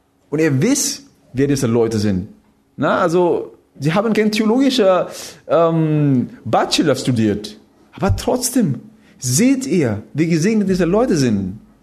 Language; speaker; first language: German; non-native, fluent; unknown